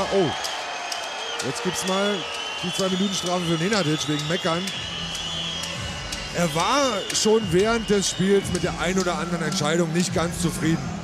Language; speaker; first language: German; native; German